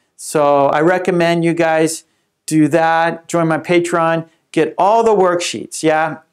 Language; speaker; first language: English; native; English